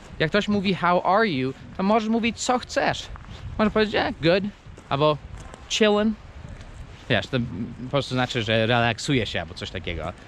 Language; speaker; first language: Polish; non-native, fluent; English